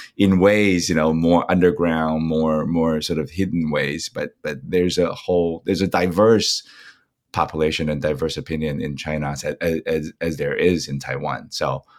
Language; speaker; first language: English; non-native, fluent; Chinese